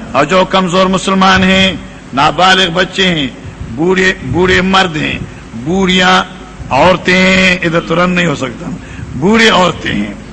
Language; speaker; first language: Urdu; non-native, local second language; Northern Hindko